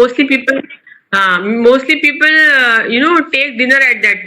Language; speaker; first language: English; non-native, local second language; Urdu